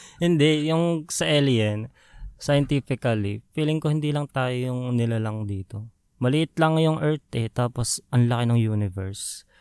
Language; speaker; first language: Filipino; native; Filipino